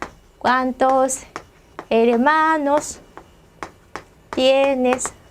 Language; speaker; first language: Spanish; non-native, fluent; Korean